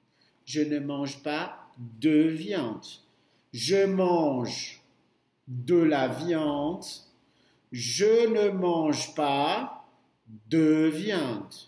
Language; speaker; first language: French; non-native, fluent; Portuguese